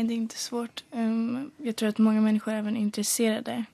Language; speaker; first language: Swedish; early bilingual, other home language; Polish